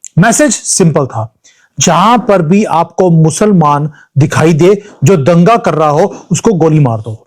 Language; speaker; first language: Hindi; native; Hindi